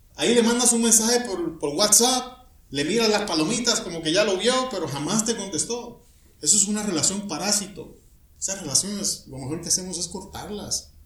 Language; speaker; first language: Spanish; native; Spanish